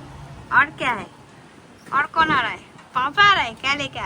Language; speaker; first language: Hindi; non-native, local second language; Bangla